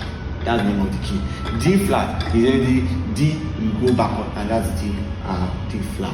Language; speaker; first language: English; non-native, local second language; Yoruba